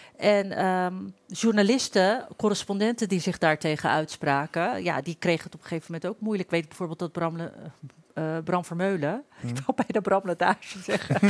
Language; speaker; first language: Dutch; early bilingual, other home language; Turkish